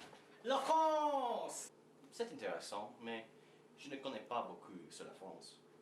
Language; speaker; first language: French; non-native, learner; English